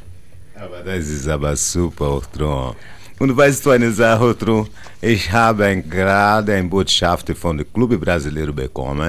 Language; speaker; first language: German; non-native, learner; Portuguese